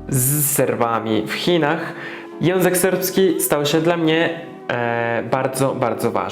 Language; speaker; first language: Polish; non-native, learner; Spanish